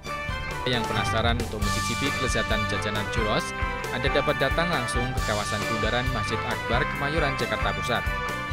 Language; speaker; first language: Indonesian; native; Indonesian